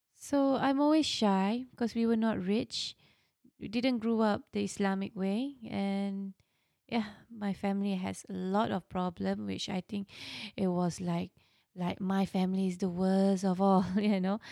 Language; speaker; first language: English; non-native, local second language; Malay